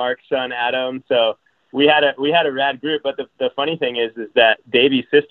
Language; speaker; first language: English; native; English